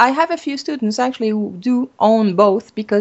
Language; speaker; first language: English; non-native, fluent; French